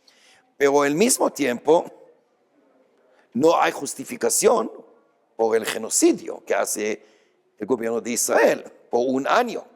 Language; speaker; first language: Spanish; non-native, fluent; Hebrew